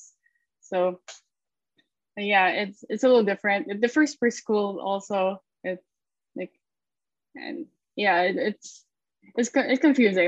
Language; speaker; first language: English; non-native, local second language; Filipino